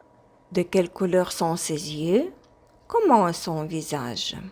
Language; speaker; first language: French; non-native, fluent; Ukrainian